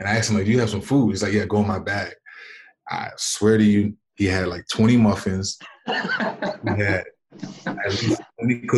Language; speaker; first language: English; native; English